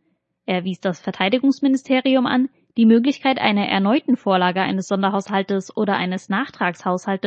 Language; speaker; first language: German; native; German